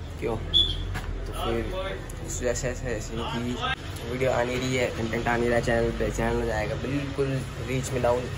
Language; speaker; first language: Hindi; native; Hindi